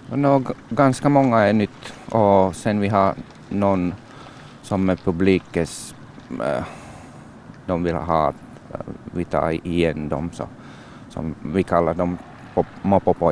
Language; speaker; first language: Swedish; non-native, learner; Finnish